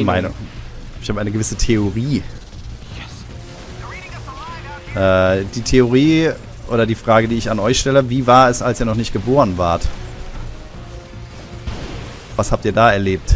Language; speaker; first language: German; native; German